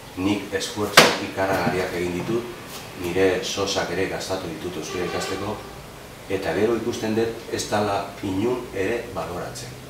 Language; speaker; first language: Basque; non-native, local second language; Spanish